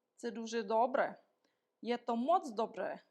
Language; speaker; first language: Czech; non-native, learner; Ukrainian